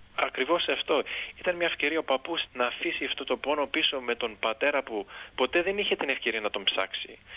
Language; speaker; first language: Greek; early bilingual, heritage; Greek